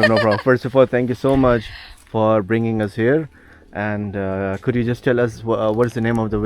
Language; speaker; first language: English; non-native, local second language; Urdu